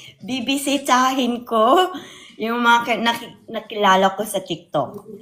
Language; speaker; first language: Filipino; early bilingual, heritage; Filipino